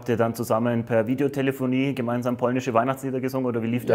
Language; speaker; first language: German; native; German